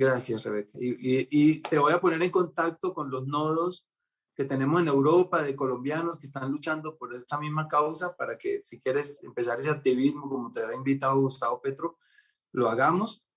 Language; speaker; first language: Spanish; native; Spanish